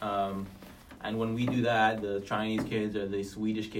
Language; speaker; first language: English; non-native, local second language; Hebrew